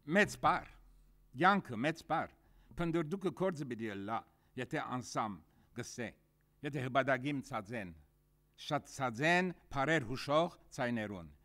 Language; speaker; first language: Armenian; early bilingual, heritage; Armenian